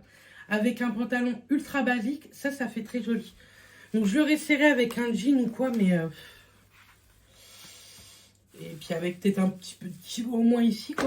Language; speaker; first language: French; native; French